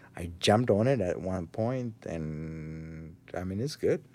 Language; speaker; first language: English; non-native, fluent; Tigrinya